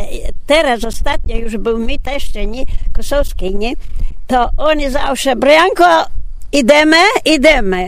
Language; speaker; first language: Polish; non-native, local second language; Rusyn